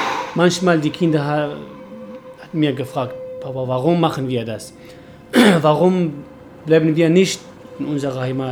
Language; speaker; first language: German; non-native, learner; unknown